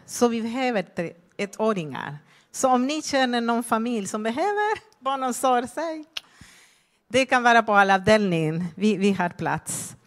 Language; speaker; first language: Swedish; non-native, fluent; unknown